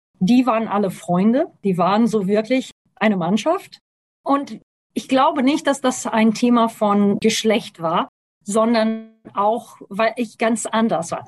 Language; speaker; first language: German; non-native, fluent; Portuguese